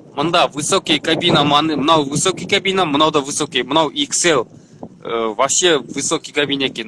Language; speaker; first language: Russian; non-native, local second language; Kazakh